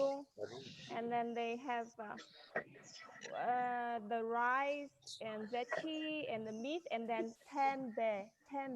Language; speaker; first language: English; non-native, fluent; Vietnamese